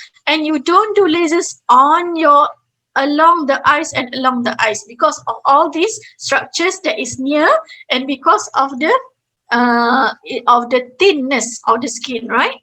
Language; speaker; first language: English; non-native, fluent; Malay